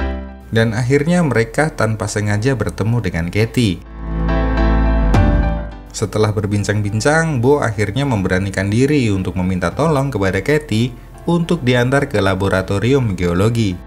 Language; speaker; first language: Indonesian; native; Indonesian